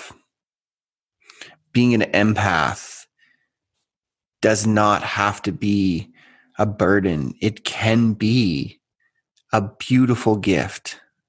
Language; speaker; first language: English; native; English